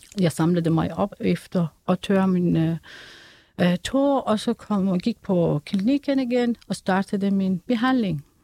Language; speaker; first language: Danish; non-native, fluent; Persian